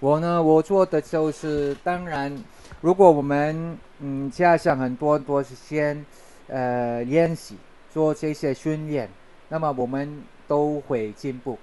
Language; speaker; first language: Chinese; non-native, learner; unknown